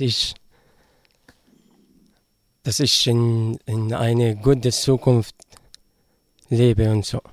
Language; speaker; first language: German; non-native, learner; Arabic